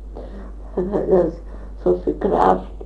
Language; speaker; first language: German; non-native, learner; Japanese